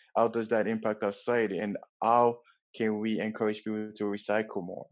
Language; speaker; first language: English; non-native, local second language; Yoruba